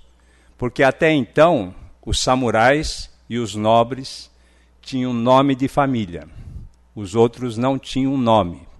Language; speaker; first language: Portuguese; early bilingual, other home language; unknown